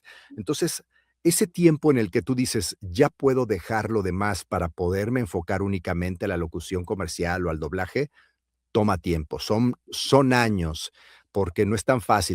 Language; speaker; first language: Spanish; native; Spanish